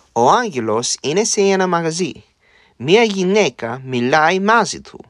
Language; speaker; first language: Greek; non-native, learner; English